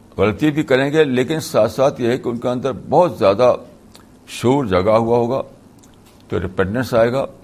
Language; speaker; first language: Urdu; native; Urdu